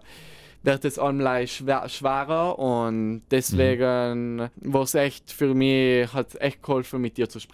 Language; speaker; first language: German; non-native, local second language; Italian